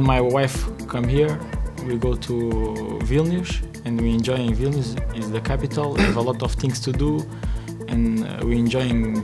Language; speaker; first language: English; non-native, learner; Portuguese